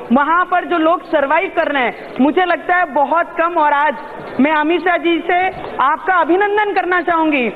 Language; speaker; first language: Hindi; non-native, local second language; Punjabi